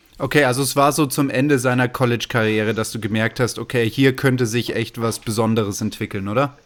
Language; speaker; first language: German; native; German